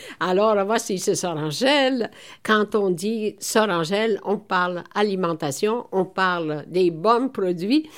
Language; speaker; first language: French; non-native, fluent; Italian